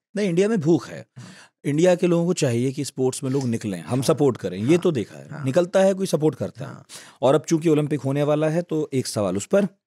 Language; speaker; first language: Hindi; native; Hindi